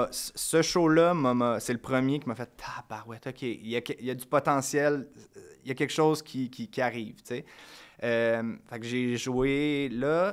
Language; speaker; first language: French; native; French